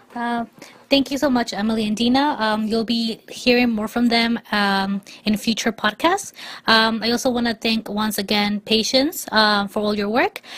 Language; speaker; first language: English; native; English